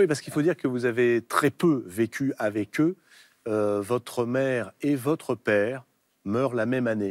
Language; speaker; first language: French; native; French